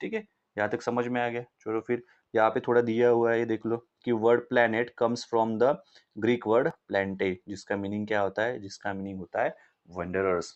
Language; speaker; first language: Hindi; non-native, local second language; Marathi